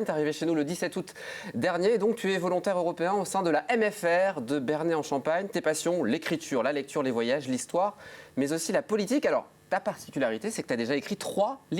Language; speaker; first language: French; native; French